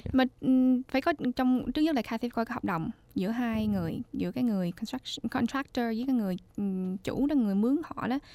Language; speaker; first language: Vietnamese; early bilingual, heritage; Vietnamese